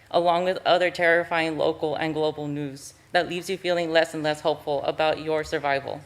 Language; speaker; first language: English; native; English